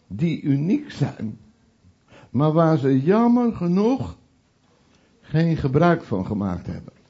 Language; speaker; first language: Dutch; native; Dutch